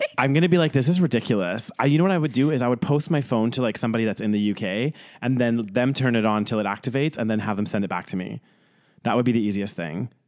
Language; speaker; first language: English; native; English